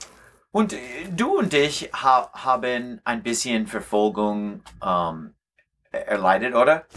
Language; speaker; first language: German; non-native, learner; English